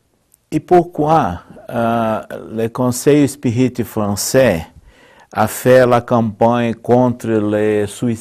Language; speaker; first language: French; non-native, learner; Portuguese